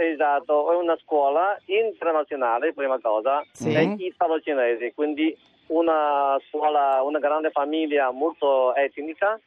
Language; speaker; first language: Italian; non-native, fluent; Chinese